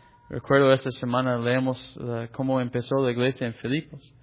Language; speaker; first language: Spanish; non-native, fluent; English